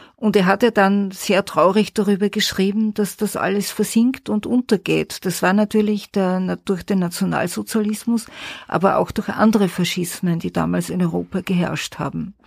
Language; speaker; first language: German; native; German